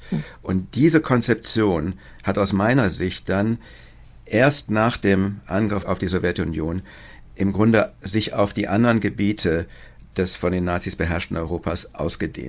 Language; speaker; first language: German; native; German